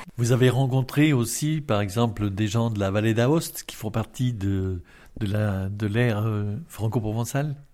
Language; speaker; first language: French; native; French